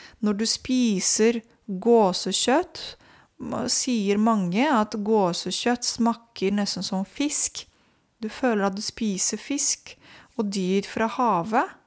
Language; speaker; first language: Norwegian; non-native, fluent; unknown